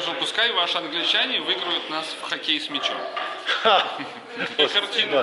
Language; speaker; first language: Russian; native; Russian